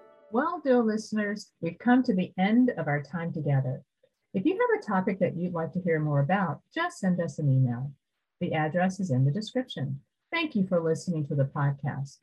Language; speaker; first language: English; native; English